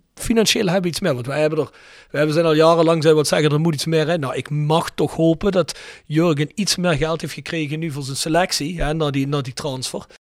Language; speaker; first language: Dutch; native; Dutch